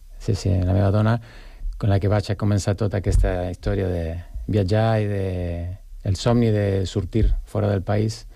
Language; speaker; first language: Catalan; non-native, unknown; Spanish